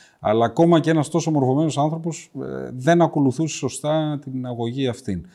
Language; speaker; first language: Greek; native; Greek